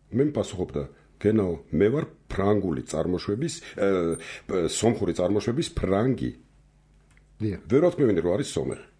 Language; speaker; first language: Georgian; non-native, local second language; Armenian